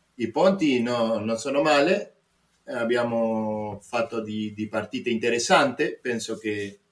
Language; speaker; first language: Italian; non-native, learner; Spanish